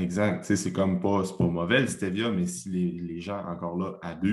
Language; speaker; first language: French; native; French